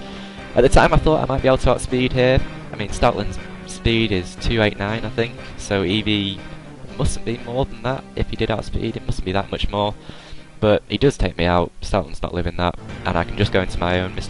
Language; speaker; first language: English; native; English